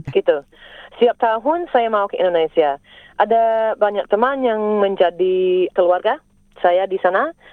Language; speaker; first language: Indonesian; non-native, fluent; English